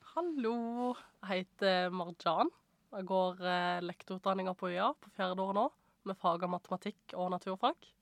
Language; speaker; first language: Norwegian; early bilingual, other home language; Persian